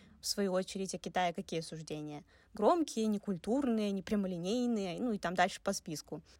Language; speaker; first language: Russian; native; Russian